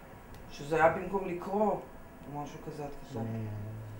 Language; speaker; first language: Hebrew; native; Hebrew